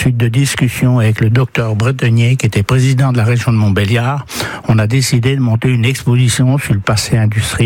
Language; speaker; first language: French; native; French